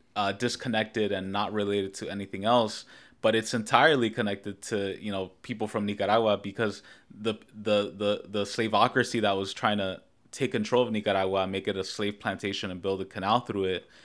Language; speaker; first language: English; native; English